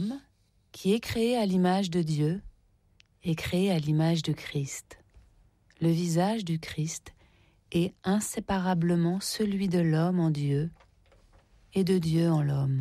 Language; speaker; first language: French; native; French